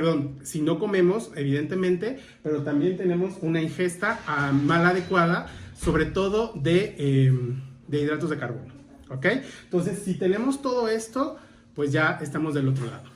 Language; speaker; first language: Spanish; native; Spanish